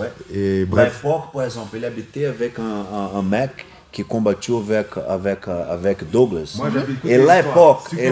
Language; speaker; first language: French; non-native, learner; Portuguese